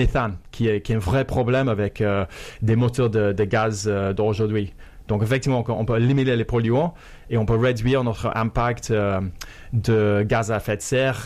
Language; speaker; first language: French; non-native, fluent; English